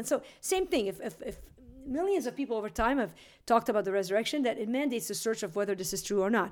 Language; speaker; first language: English; native; English